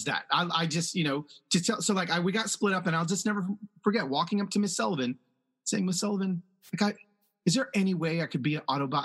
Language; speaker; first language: English; early bilingual, other home language; Spanish